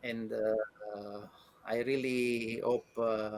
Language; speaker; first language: English; non-native, learner; Italian